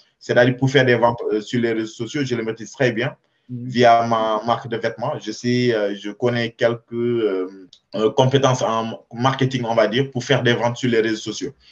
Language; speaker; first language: French; non-native, local second language; Wolof